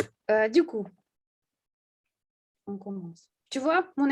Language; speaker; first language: French; non-native, fluent; Russian